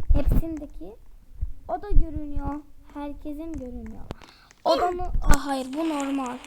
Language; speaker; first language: Turkish; early bilingual, heritage; Turkish